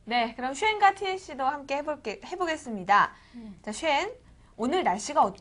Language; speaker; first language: Korean; native; Korean